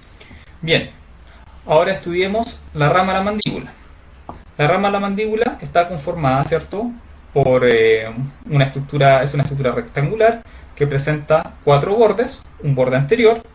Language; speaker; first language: Spanish; native; Spanish